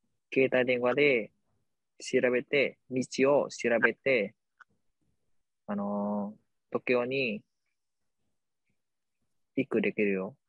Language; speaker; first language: Japanese; non-native, learner; Vietnamese